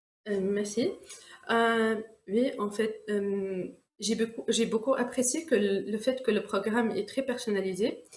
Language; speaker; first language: French; non-native, local second language; Arabic